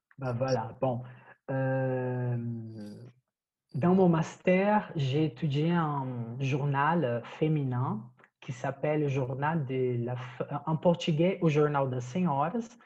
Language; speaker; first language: French; non-native, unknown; Portuguese